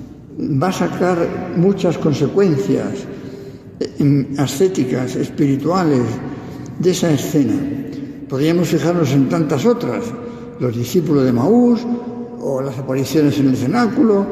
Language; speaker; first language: Spanish; native; Spanish